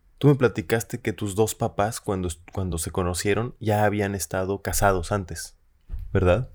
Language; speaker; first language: Spanish; native; Spanish